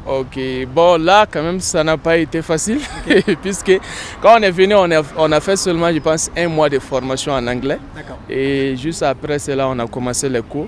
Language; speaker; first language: French; non-native, local second language; Bambara